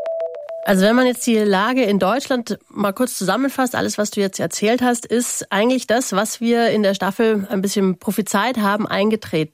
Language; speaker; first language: German; native; German